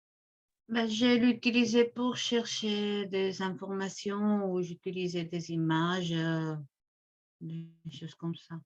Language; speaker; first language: French; non-native, fluent; Catalan